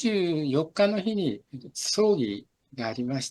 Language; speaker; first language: Japanese; native; Japanese